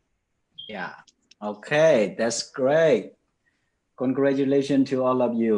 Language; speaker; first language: English; non-native, fluent; Mon